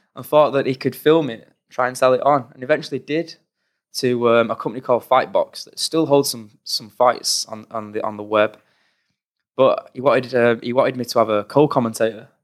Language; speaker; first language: English; native; English